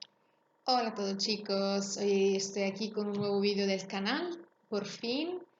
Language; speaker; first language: Spanish; non-native, fluent; Italian